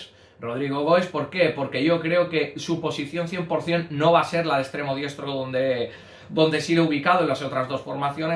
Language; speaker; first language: Spanish; native; Spanish